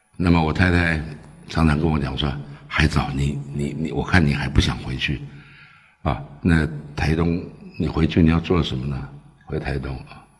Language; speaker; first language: Chinese; early bilingual, other home language; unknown